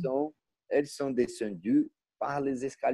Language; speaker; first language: French; non-native, learner; Portuguese